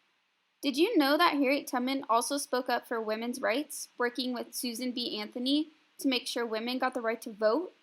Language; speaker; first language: English; native; English